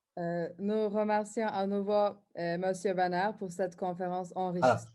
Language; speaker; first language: French; non-native, fluent; Turkish